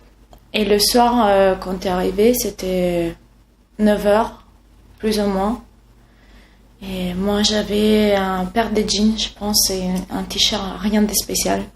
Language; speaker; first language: French; non-native, fluent; Italian